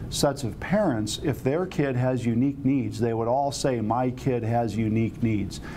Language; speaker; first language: English; native; English